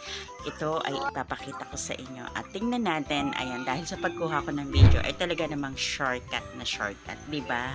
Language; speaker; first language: Filipino; native; Filipino